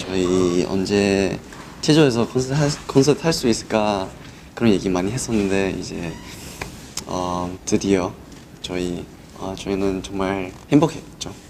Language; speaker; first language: Korean; non-native, fluent; Chinese